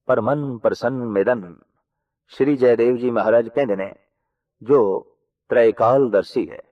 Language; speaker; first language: Hindi; non-native, local second language; Punjabi